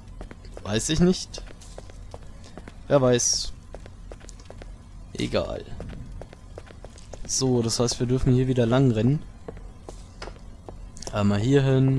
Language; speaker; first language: German; native; German